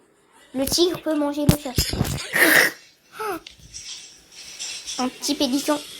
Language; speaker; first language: French; native; French